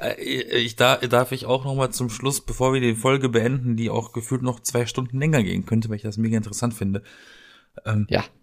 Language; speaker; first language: German; native; German